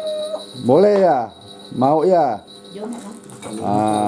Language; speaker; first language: Indonesian; native; Indonesian